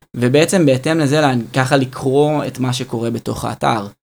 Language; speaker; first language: Hebrew; native; Hebrew